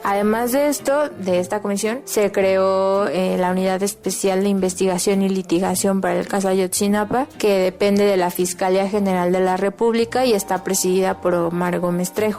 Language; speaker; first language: Spanish; native; Spanish